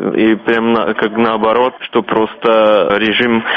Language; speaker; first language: Russian; non-native, fluent; Czech